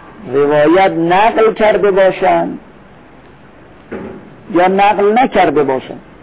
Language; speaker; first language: Persian; native; Persian